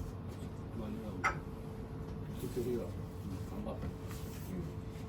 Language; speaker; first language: Japanese; native; Japanese